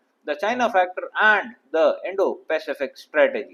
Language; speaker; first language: Hindi; native; Hindi